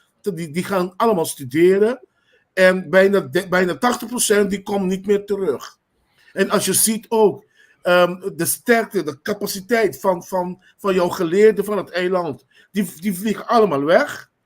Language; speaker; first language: Dutch; non-native, local second language; Papiamento